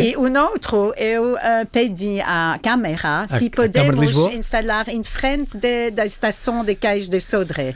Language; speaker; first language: Portuguese; non-native, fluent; French